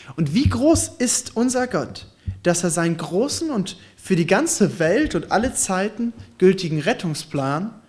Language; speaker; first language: German; native; German